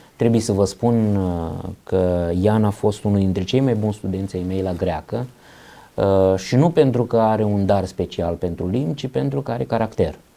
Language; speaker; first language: Romanian; native; Romanian